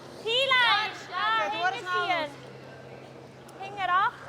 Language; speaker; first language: German; native; German